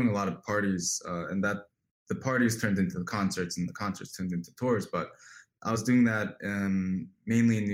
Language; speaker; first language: English; native; English